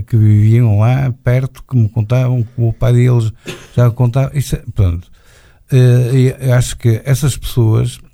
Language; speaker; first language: Portuguese; native; Portuguese